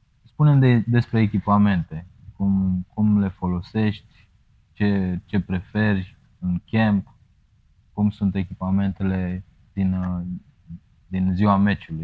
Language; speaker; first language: Romanian; native; Romanian